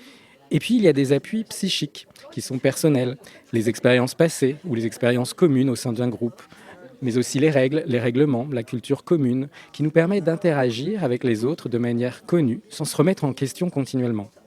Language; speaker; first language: French; native; French